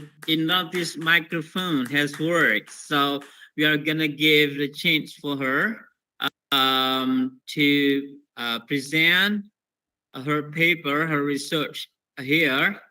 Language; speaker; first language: English; non-native, fluent; Indonesian